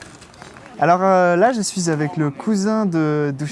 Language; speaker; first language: French; native; French